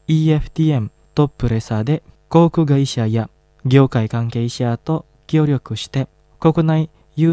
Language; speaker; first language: Japanese; non-native, fluent; Indonesian